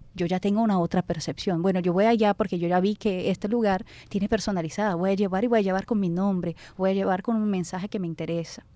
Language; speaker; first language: Spanish; non-native, fluent; Portuguese